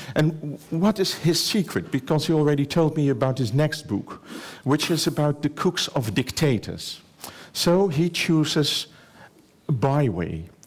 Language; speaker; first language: English; non-native, fluent; Dutch